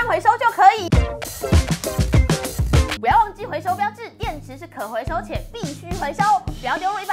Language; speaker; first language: Chinese; native; Chinese